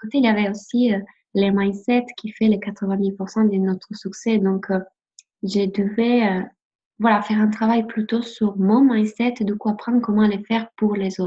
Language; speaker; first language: French; non-native, fluent; Italian